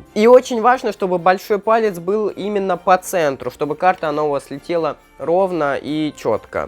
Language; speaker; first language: Russian; native; Russian